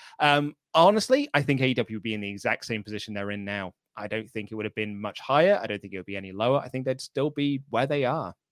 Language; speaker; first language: English; native; English